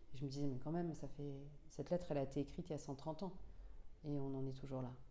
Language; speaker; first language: French; non-native, local second language; Finnish